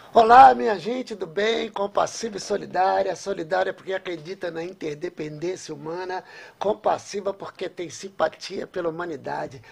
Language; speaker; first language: Portuguese; native; Portuguese